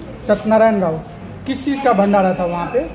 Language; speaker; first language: Hindi; native; Hindi